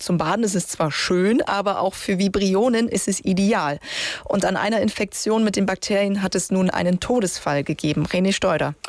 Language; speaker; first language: German; native; German